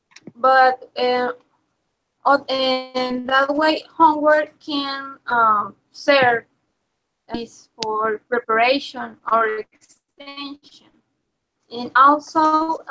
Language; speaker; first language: English; non-native, learner; Spanish